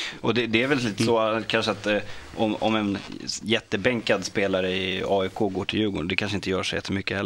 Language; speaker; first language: Swedish; native; Swedish